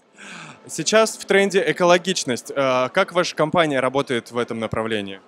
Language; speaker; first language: Russian; native; Russian